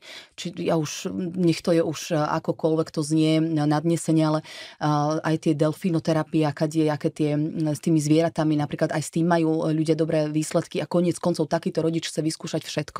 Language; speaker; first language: Slovak; native; Slovak